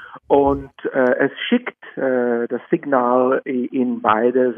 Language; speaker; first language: German; non-native, fluent; Czech